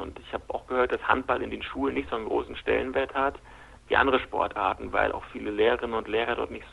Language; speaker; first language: German; native; German